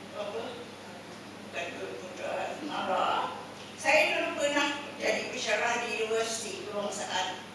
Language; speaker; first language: Malay; native; Malay